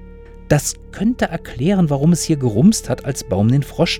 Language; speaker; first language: German; native; German